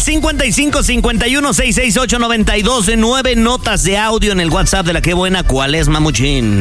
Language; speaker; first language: Spanish; native; Spanish